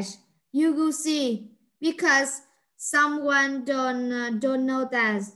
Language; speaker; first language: English; non-native, learner; Vietnamese